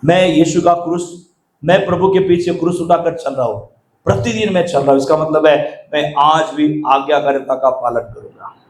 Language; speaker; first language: Hindi; non-native, local second language; Marathi